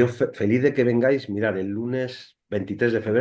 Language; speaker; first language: Spanish; native; Spanish